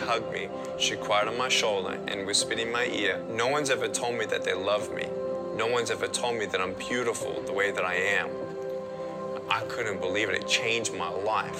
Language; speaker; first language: English; native; English